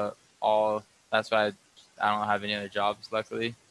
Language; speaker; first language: English; native; English